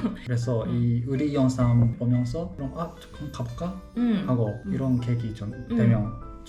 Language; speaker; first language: Korean; non-native, learner; Japanese